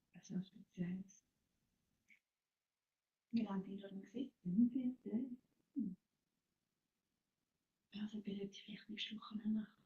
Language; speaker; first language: German; non-native, learner; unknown